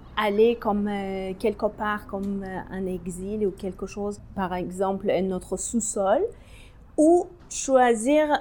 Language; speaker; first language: French; non-native, fluent; Persian